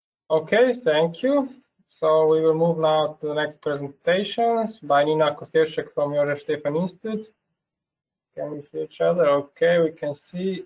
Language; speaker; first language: English; non-native, fluent; Slovenian